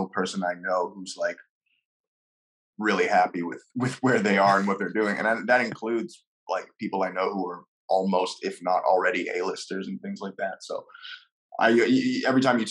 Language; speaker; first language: English; non-native, fluent; French